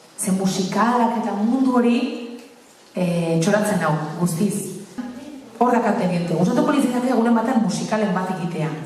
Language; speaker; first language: Basque; native; Basque